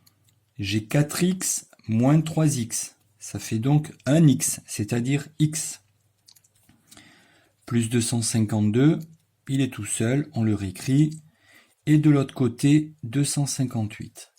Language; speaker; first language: French; native; French